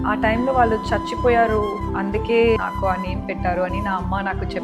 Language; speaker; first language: Telugu; non-native, learner; Tamil